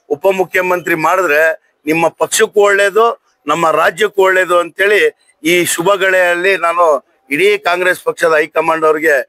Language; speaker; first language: Kannada; non-native, local second language; Urdu